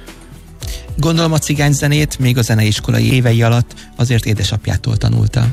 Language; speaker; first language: Hungarian; native; Hungarian